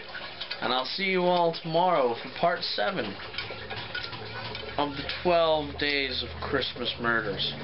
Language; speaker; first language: English; native; English